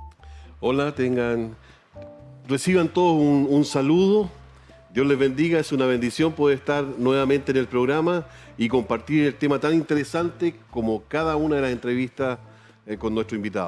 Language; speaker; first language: Spanish; native; Spanish